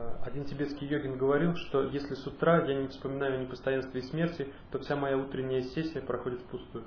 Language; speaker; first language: Russian; native; Russian